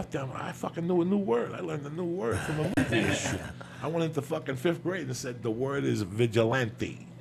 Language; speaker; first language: English; non-native, fluent; Spanish